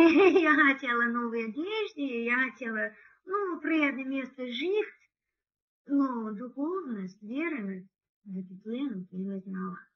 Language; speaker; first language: Russian; non-native, learner; English